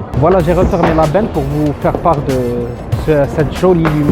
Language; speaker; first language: French; native; French